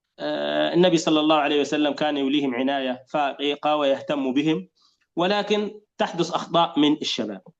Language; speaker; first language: Arabic; native; Arabic